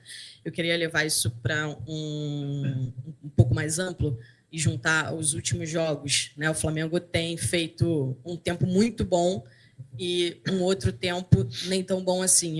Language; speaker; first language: Portuguese; native; Portuguese